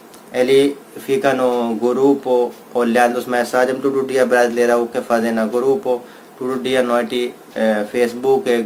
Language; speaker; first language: Portuguese; non-native, learner; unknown